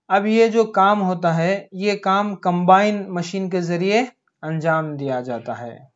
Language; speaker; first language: Urdu; native; Urdu